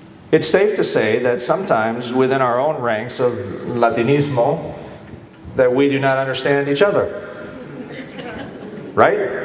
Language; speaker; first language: English; early bilingual, other home language; Spanish